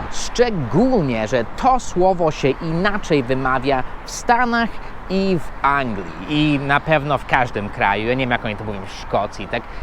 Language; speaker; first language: Polish; non-native, fluent; English